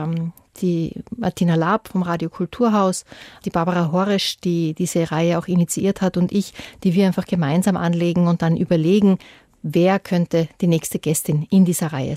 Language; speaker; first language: German; native; German